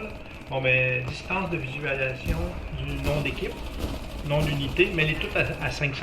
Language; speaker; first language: French; native; French